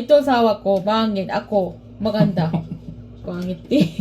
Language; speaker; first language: Filipino; non-native, learner; Korean